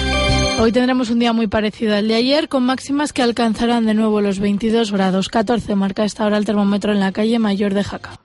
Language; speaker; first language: Spanish; native; Spanish